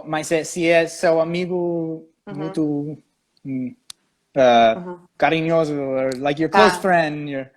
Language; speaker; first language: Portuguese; non-native, fluent; English